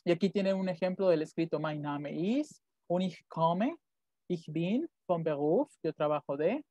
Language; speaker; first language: German; non-native, fluent; Spanish